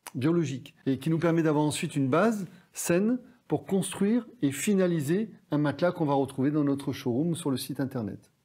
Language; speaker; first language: French; native; French